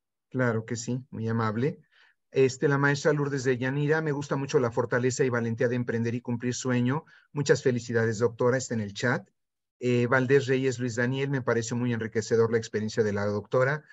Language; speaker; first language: Spanish; native; Spanish